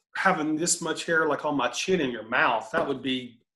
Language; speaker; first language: English; native; English